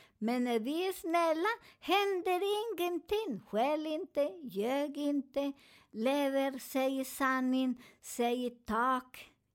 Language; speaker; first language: Swedish; non-native, learner; Spanish